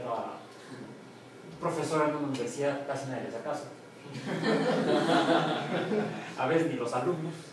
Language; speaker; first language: Spanish; native; Spanish